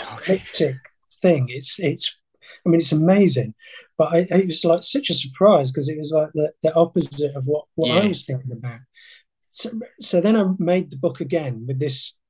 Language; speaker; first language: English; native; English